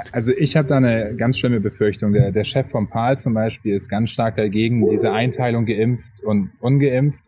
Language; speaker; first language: German; native; German